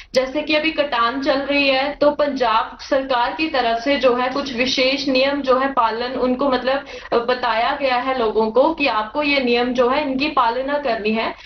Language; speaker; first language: Hindi; native; Hindi